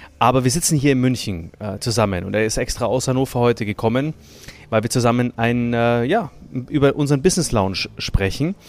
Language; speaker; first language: German; native; German